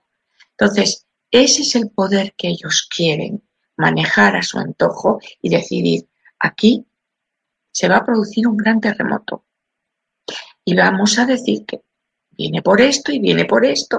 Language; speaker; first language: Spanish; native; Spanish